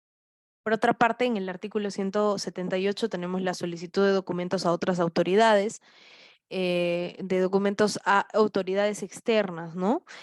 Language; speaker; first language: Spanish; native; Spanish